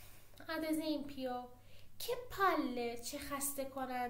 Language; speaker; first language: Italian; non-native, fluent; Persian